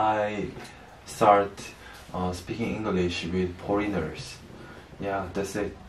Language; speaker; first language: English; non-native, learner; Korean